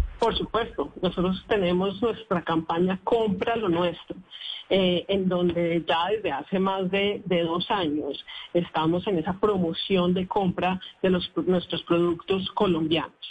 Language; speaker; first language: Spanish; native; Spanish